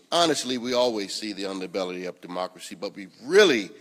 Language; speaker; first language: English; native; English